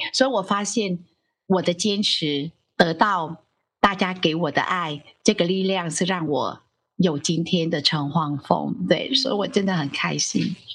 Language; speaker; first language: Chinese; non-native, fluent; Vietnamese